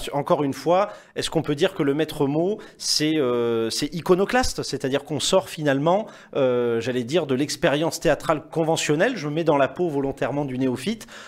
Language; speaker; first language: French; native; French